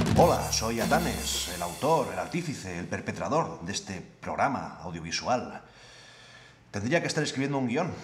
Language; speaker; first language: Spanish; native; Spanish